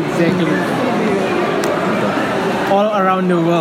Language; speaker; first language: English; non-native, fluent; Indonesian